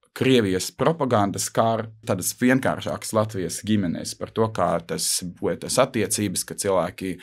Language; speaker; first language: Latvian; native; Latvian